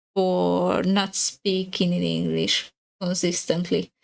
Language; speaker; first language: English; non-native, fluent; Hungarian